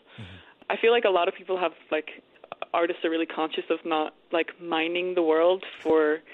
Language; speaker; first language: English; native; English